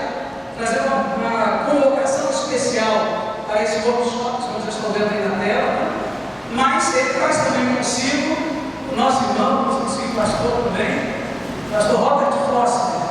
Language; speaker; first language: Portuguese; native; Portuguese